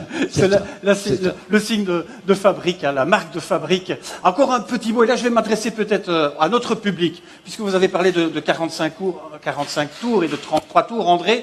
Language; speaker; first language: French; native; French